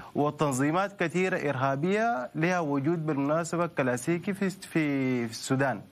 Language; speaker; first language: Arabic; native; Arabic